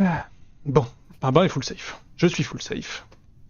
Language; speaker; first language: French; native; French